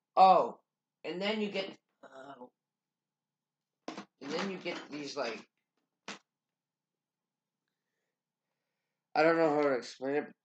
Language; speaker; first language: English; native; English